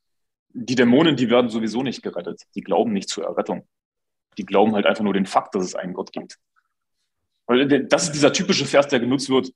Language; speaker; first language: German; native; German